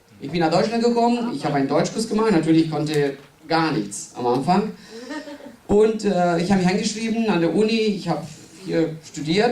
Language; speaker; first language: German; non-native, fluent; Romanian